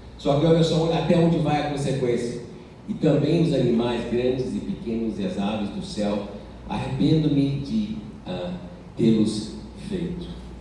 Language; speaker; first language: Portuguese; non-native, fluent; English